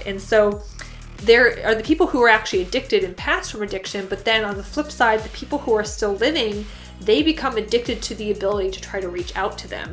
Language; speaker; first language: English; native; English